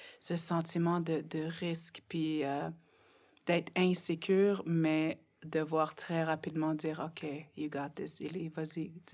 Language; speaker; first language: French; non-native, local second language; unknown